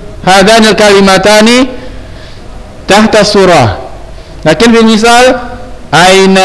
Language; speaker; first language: Arabic; non-native, fluent; Indonesian